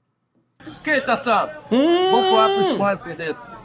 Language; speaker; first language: Japanese; non-native, learner; Portuguese